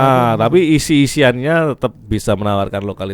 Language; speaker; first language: Indonesian; native; Indonesian